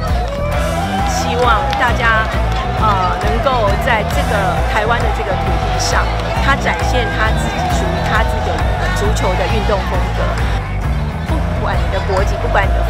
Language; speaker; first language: Chinese; native; Chinese